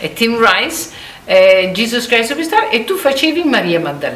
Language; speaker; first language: Italian; native; Italian